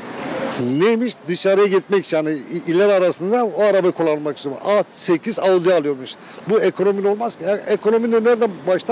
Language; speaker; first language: Turkish; native; Turkish